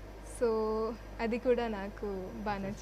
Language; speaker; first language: Telugu; non-native, learner; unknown